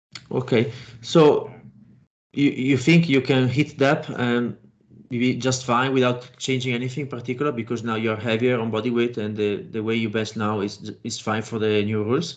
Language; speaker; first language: English; non-native, fluent; Italian